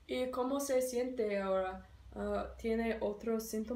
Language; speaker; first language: Spanish; non-native, learner; English